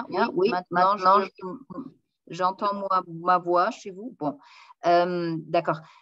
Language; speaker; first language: French; non-native, fluent; German